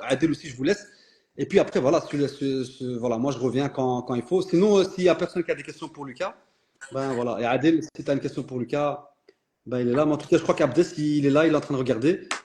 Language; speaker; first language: French; native; French